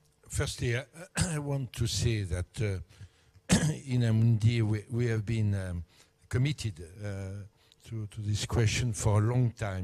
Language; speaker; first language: English; non-native, fluent; French